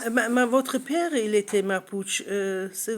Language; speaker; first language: French; non-native, learner; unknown